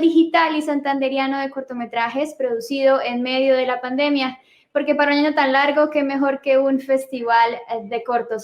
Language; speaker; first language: Spanish; native; Spanish